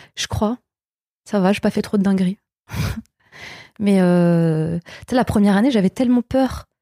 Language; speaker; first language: French; native; French